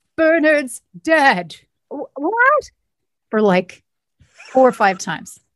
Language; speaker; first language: English; native; English